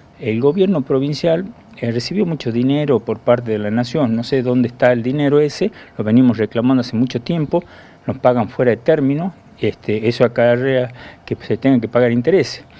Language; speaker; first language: Spanish; native; Spanish